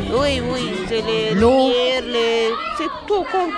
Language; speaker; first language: French; non-native, learner; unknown